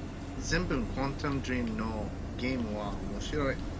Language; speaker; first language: Japanese; non-native, learner; English